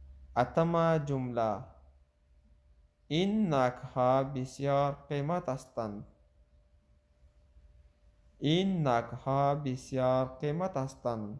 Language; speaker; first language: Persian; non-native, local second language; Pashto